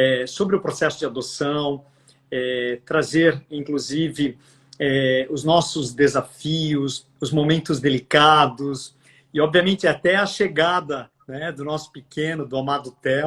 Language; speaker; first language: Portuguese; native; Portuguese